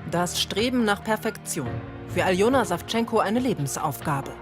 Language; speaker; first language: German; native; German